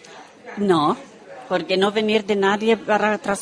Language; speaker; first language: Spanish; non-native, learner; Romanian